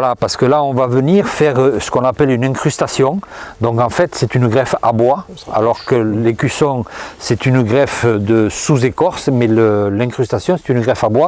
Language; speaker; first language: French; native; French